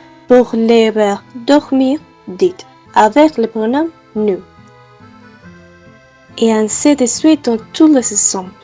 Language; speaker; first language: French; non-native, learner; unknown